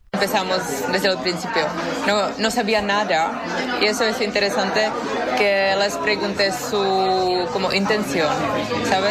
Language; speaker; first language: Spanish; non-native, fluent; Czech